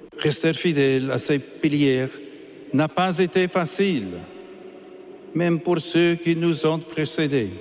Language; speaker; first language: French; non-native, fluent; English